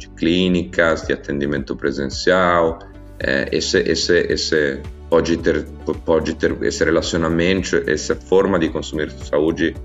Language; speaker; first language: Portuguese; non-native, fluent; Italian